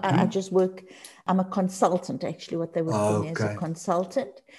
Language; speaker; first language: English; native; English